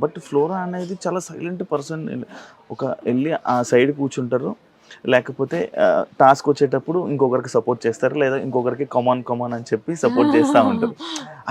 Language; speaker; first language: Telugu; native; Telugu